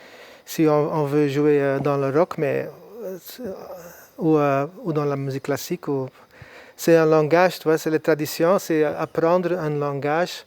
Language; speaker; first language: French; non-native, local second language; Dutch